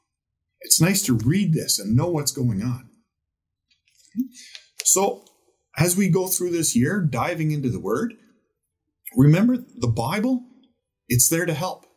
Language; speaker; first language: English; native; English